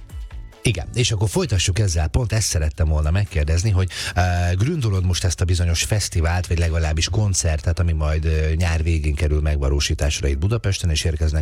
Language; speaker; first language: Hungarian; native; Hungarian